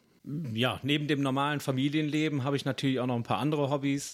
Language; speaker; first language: German; native; German